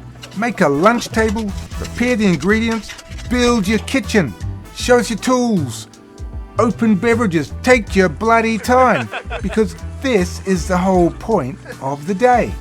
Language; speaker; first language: English; native; English